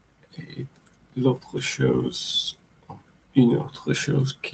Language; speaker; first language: French; non-native, learner; English